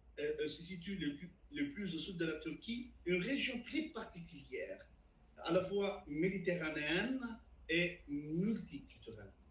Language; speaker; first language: French; non-native, fluent; Turkish